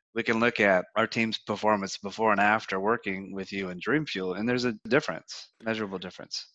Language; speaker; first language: English; native; English